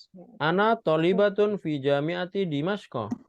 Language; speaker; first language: Arabic; non-native, fluent; Indonesian